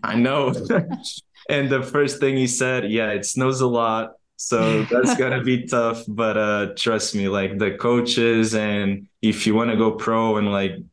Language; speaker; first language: English; non-native, fluent; Portuguese